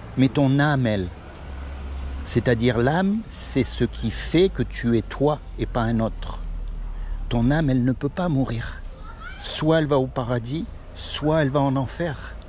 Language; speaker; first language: French; native; French